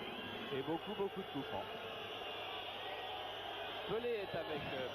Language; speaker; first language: French; native; French